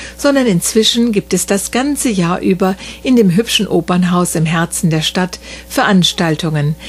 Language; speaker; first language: German; native; German